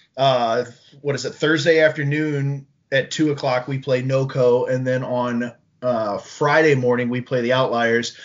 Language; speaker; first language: English; native; English